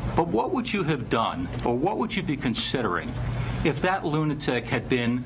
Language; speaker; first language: English; native; English